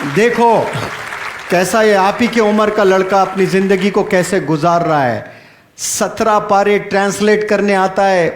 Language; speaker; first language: Urdu; native; Urdu